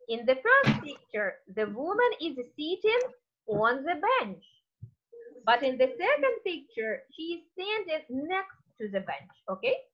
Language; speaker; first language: English; non-native, fluent; Russian